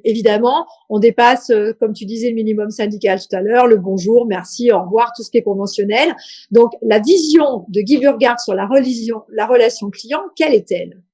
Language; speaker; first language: French; native; French